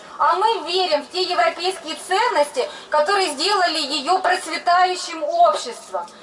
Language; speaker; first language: Russian; native; Russian